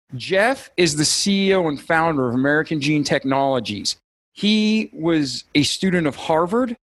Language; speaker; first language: English; native; English